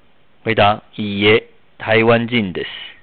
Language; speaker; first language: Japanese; non-native, fluent; Chinese